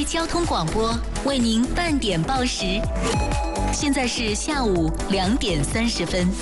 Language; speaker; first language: Chinese; native; Chinese